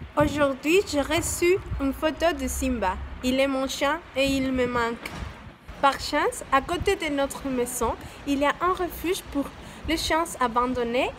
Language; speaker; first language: French; non-native, learner; Spanish